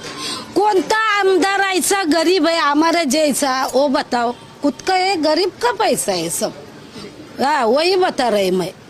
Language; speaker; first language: Hindi; non-native, local second language; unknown